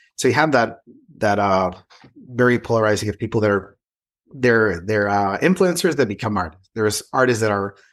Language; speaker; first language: English; non-native, fluent; Spanish